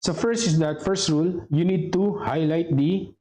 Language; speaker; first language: English; non-native, local second language; Filipino